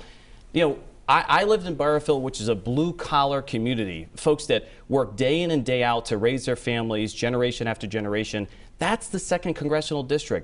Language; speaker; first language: English; native; English